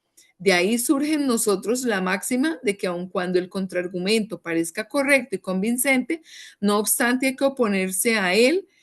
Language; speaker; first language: Spanish; native; Spanish